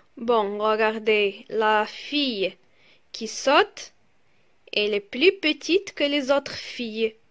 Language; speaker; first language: French; non-native, local second language; Arabic